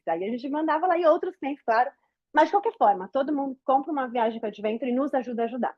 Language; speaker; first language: Portuguese; native; Portuguese